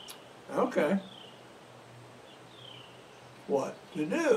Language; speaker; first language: English; native; English